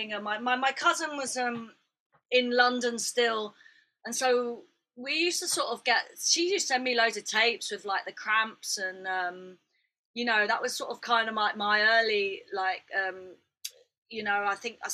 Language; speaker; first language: English; native; English